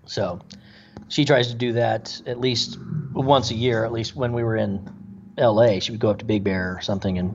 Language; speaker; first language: English; native; English